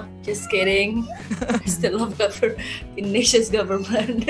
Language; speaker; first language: English; non-native, learner; Indonesian